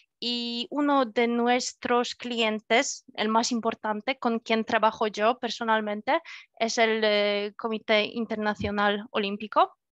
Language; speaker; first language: Spanish; non-native, learner; Polish